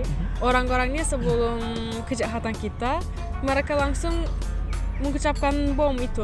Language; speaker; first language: Indonesian; non-native, fluent; Turkish